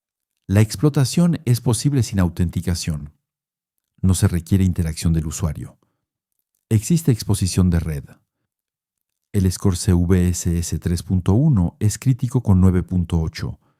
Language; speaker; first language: Spanish; non-native, fluent; French